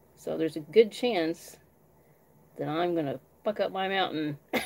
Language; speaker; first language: English; native; English